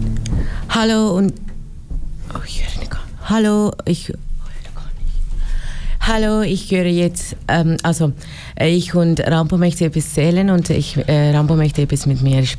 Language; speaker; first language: German; non-native, learner; Tamil